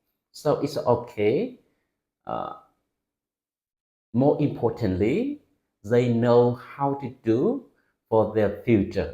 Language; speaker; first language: English; non-native, fluent; Vietnamese